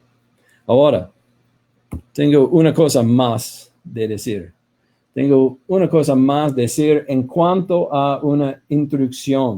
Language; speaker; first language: Spanish; non-native, fluent; English